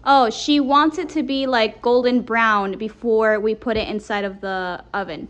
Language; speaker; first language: English; early bilingual, other home language; Spanish